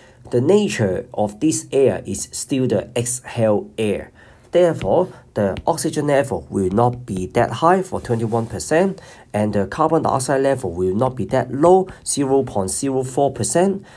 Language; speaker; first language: English; non-native, local second language; Cantonese